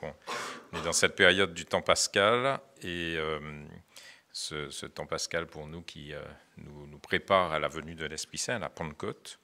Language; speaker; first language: French; native; French